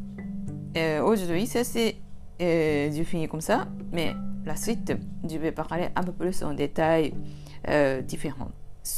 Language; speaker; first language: French; non-native, fluent; Japanese